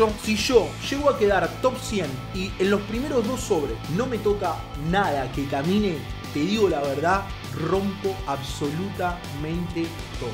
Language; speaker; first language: Spanish; native; Spanish